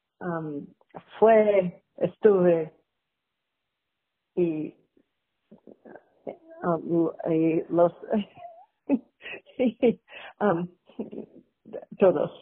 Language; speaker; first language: Spanish; non-native, learner; English